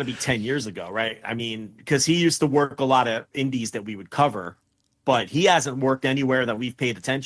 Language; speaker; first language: English; native; English